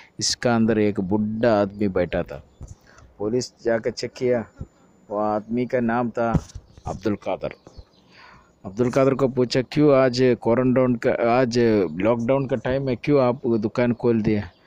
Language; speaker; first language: Hindi; non-native, local second language; Malayalam